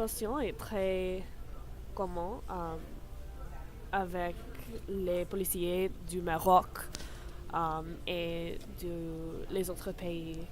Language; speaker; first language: French; non-native, learner; English